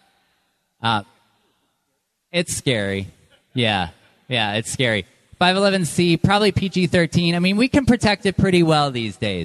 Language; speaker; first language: English; native; English